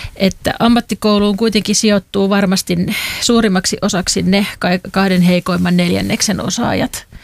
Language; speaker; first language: Finnish; native; Finnish